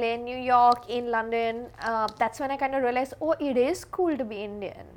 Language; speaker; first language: English; non-native, local second language; Hindi